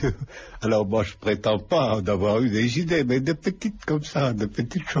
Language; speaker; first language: French; non-native, fluent; Lithuanian